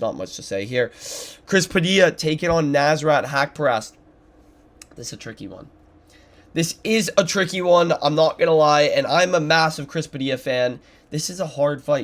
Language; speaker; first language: English; native; English